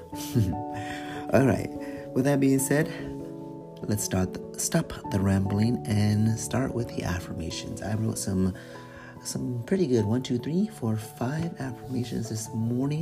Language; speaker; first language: English; native; English